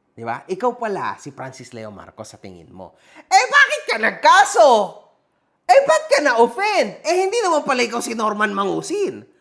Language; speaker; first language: Filipino; native; Filipino